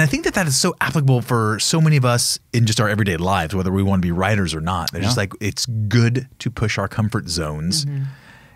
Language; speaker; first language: English; native; English